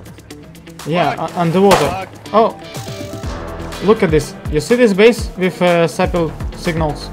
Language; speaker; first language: English; non-native, learner; Russian